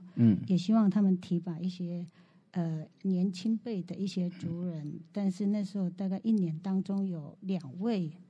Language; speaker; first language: Chinese; native; Chinese